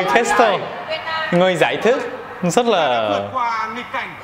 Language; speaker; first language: Vietnamese; non-native, learner; Korean